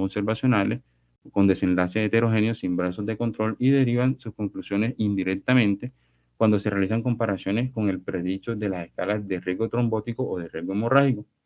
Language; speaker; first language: Spanish; native; Spanish